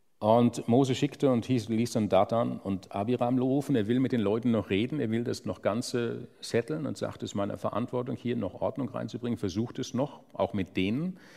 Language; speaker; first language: German; native; German